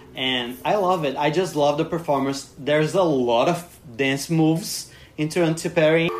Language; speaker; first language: English; non-native, fluent; Portuguese